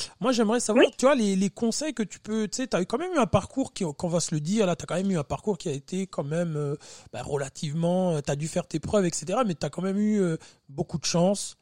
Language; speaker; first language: French; native; French